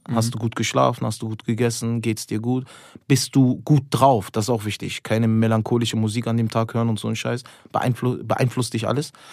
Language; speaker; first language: German; early bilingual, other home language; Turkish